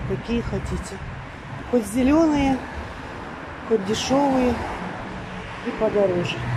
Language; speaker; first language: Russian; native; Russian